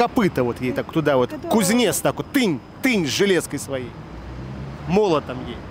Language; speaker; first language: Russian; native; Russian